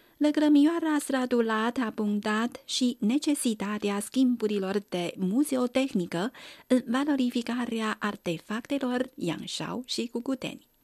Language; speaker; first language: Romanian; non-native, fluent; Chinese